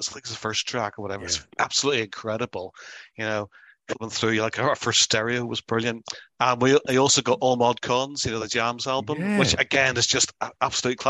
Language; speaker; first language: English; native; English